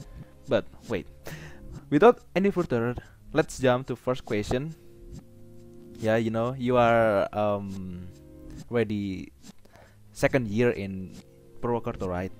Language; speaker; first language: English; non-native, learner; Indonesian